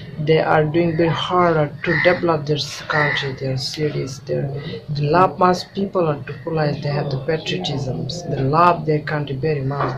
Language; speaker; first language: English; non-native, local second language; Bangla